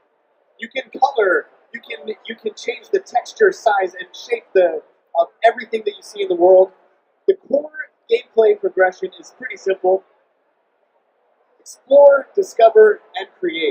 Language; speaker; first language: English; native; English